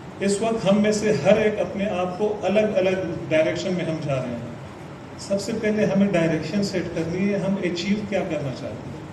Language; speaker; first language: Urdu; non-native, local second language; Pashto